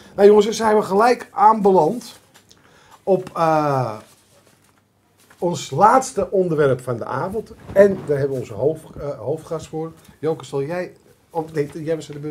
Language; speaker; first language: Dutch; native; Dutch